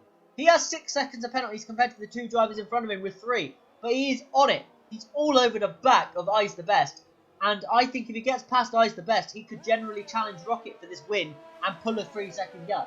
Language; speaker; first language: English; native; English